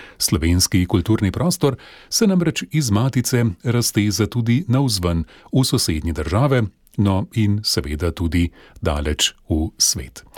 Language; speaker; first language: Slovenian; native; Slovenian